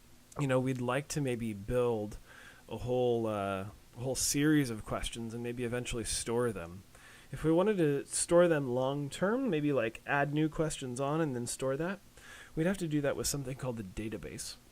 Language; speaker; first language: English; native; English